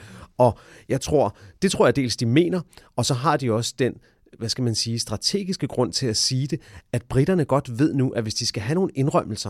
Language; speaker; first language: Danish; native; Danish